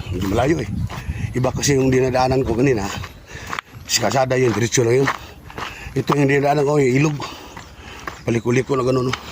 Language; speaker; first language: Filipino; non-native, local second language; Cebuano